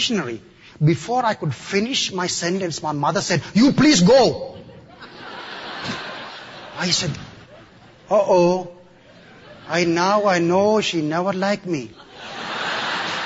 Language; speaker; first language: English; non-native, local second language; Malayalam